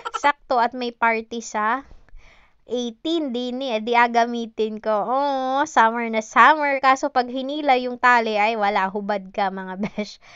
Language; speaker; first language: Filipino; non-native, local second language; Hiligaynon